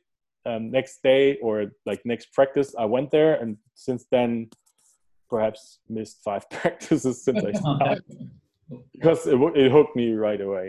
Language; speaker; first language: English; early bilingual, other home language; German